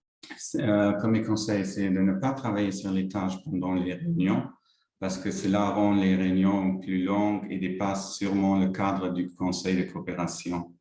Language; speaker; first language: French; non-native, local second language; Luxembourgish